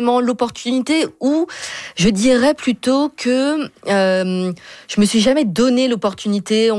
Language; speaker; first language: French; native; French